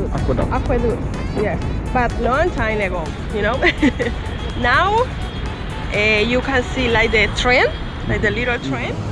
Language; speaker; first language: English; non-native, learner; Spanish